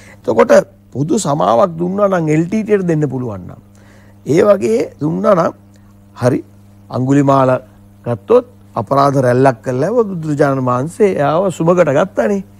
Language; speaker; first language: Sinhala; native; Sinhala